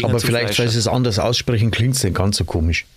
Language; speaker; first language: German; native; German